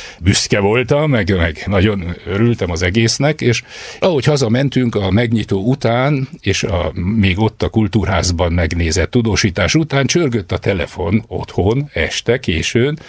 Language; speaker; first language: Hungarian; native; Hungarian